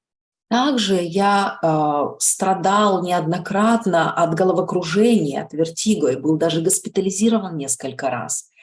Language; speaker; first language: Russian; native; Russian